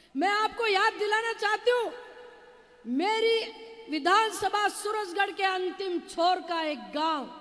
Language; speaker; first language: Hindi; native; Hindi